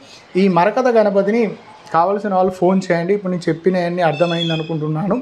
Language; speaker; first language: Telugu; native; Telugu